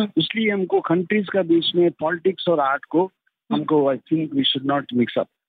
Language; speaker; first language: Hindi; non-native, local second language; Telugu